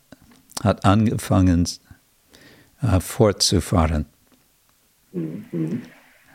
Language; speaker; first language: German; non-native, fluent; English